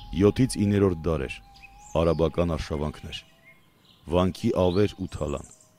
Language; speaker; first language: Armenian; native; Armenian